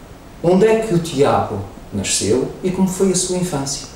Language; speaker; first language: Portuguese; native; Portuguese